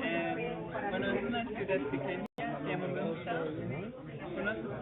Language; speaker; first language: Spanish; non-native, fluent; German